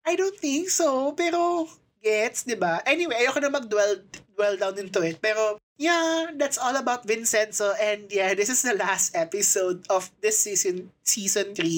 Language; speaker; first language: English; non-native, local second language; Filipino